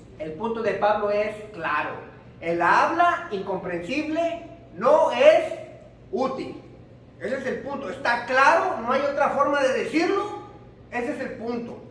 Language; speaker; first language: Spanish; early bilingual, heritage; Spanish